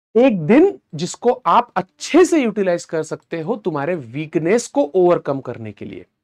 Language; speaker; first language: Hindi; non-native, local second language; Marathi